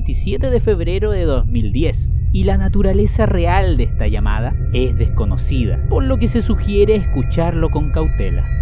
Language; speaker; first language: Spanish; native; Spanish